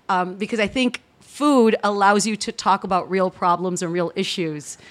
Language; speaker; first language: English; native; English